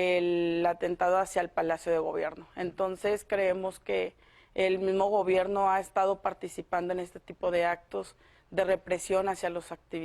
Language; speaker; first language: Spanish; native; Spanish